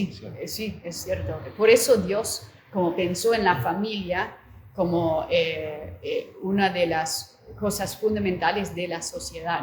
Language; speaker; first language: Spanish; non-native, fluent; English